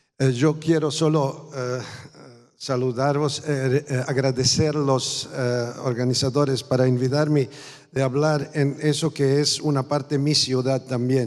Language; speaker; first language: Spanish; non-native, fluent; Croatian